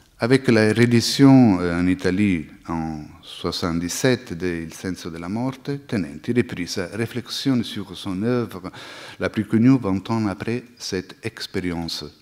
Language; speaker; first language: French; non-native, fluent; Italian